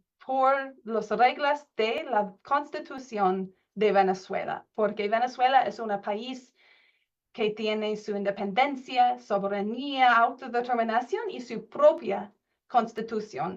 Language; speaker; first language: Spanish; non-native, learner; English